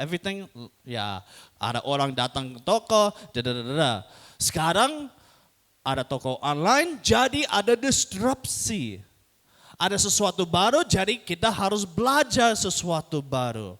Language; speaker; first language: Indonesian; non-native, fluent; English